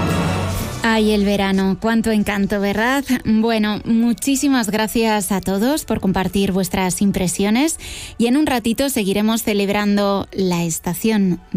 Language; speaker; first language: Spanish; native; Spanish